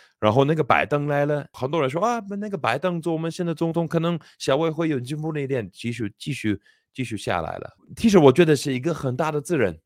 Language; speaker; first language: Chinese; non-native, fluent; English